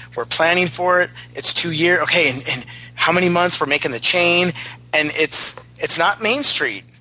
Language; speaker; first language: English; native; English